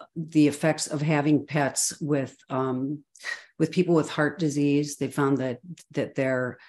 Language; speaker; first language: English; native; English